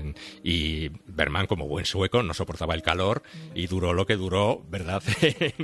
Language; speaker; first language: Spanish; native; Spanish